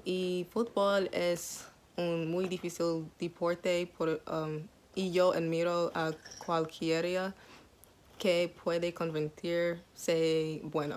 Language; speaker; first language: Spanish; non-native, learner; English